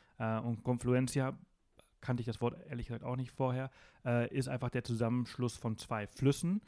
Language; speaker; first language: German; non-native, fluent; Spanish